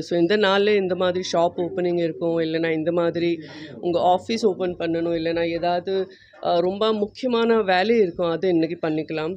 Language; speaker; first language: Tamil; non-native, fluent; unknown